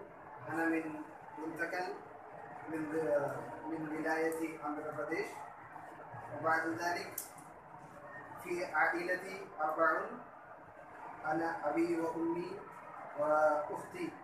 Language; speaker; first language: Arabic; non-native, learner; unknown